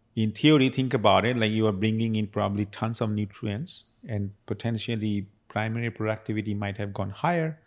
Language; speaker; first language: English; non-native, local second language; Bangla